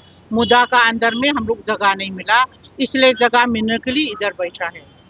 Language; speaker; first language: Hindi; non-native, local second language; Manipuri